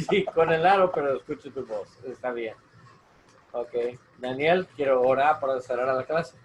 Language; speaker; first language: Spanish; non-native, learner; English